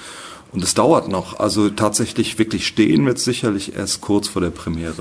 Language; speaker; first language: German; native; German